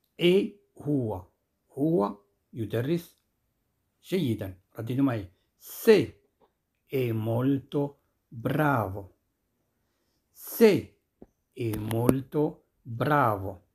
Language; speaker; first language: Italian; non-native, fluent; Arabic